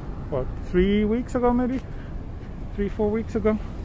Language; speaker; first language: English; non-native, fluent; Swedish